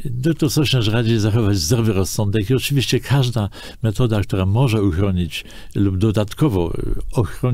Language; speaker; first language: Polish; native; Polish